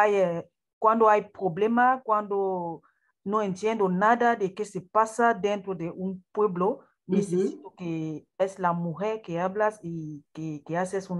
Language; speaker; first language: Spanish; non-native, learner; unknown